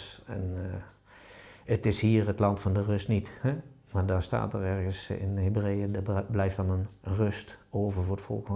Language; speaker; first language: Dutch; native; Dutch